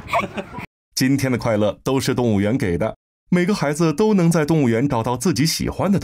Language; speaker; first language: Chinese; native; Chinese